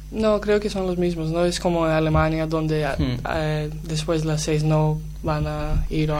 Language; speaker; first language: Spanish; non-native, learner; Greek